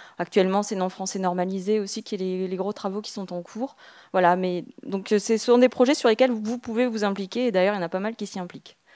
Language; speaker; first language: French; native; French